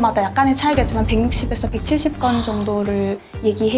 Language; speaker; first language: Korean; native; Korean